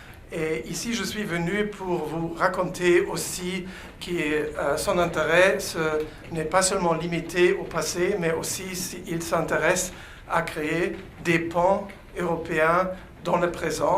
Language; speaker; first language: French; non-native, fluent; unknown